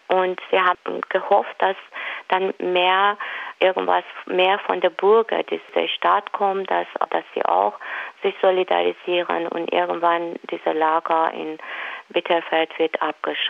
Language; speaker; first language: German; non-native, fluent; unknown